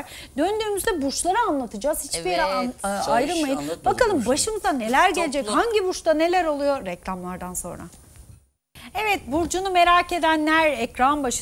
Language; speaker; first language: Turkish; native; Turkish